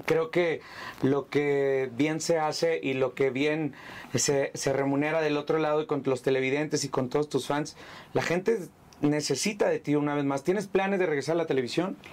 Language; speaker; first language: Spanish; native; Spanish